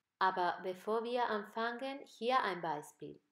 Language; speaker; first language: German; non-native, fluent; Spanish